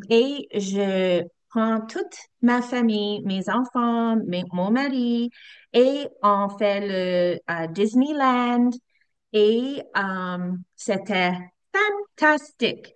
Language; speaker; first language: French; non-native, learner; English